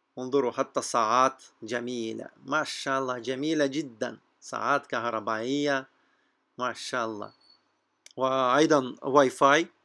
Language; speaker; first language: Arabic; non-native, fluent; Russian